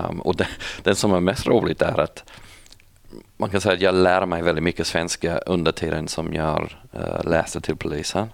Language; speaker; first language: Swedish; non-native, fluent; English